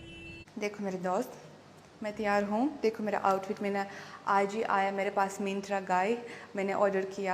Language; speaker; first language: Hindi; non-native, learner; Russian